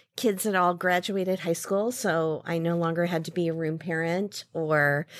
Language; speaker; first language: English; native; English